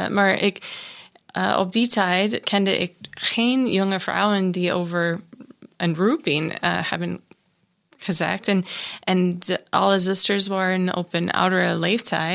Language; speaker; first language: Dutch; non-native, learner; English